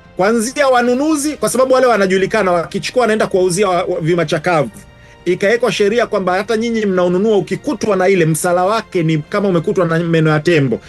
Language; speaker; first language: Swahili; native; Swahili